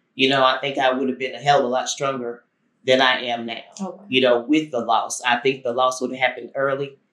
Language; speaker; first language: English; native; English